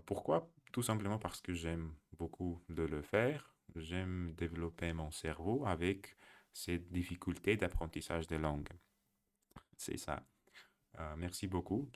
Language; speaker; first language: French; non-native, learner; Russian